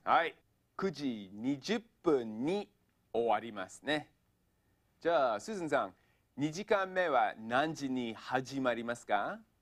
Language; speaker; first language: Japanese; non-native, fluent; English